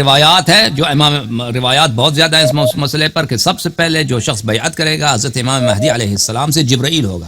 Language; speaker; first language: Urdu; non-native, fluent; Persian